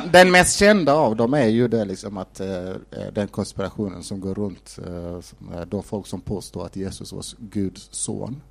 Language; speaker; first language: Swedish; non-native, fluent; Somali